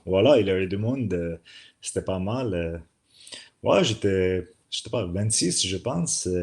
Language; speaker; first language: French; non-native, learner; Slovenian